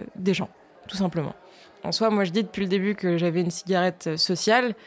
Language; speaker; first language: French; native; French